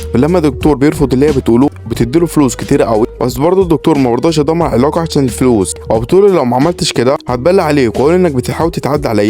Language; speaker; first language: Arabic; native; Arabic